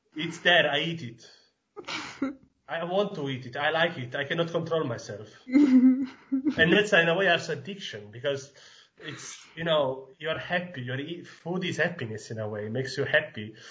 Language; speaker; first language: English; non-native, fluent; Italian